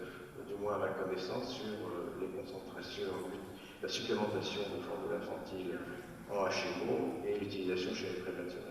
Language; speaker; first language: French; native; French